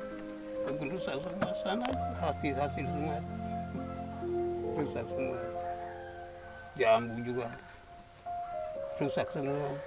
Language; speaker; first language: Indonesian; non-native, local second language; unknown